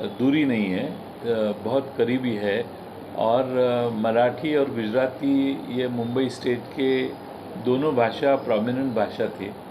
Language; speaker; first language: Hindi; non-native, local second language; Marathi